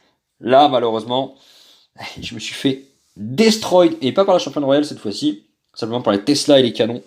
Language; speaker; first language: French; native; French